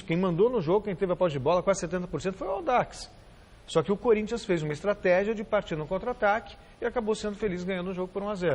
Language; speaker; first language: Portuguese; native; Portuguese